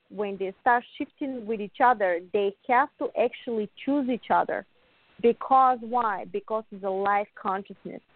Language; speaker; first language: English; non-native, fluent; Bulgarian